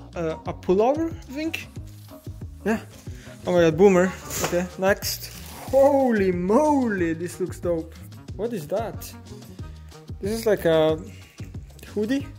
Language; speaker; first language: English; non-native, fluent; Slovenian